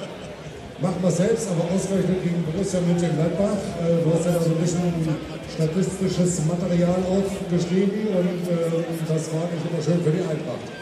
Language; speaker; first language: German; native; German